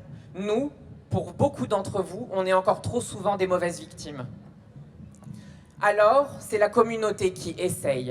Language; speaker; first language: French; native; French